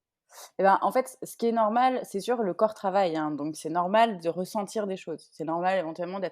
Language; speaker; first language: French; native; French